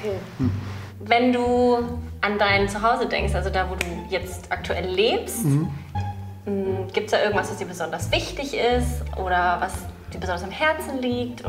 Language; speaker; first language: German; early bilingual, other home language; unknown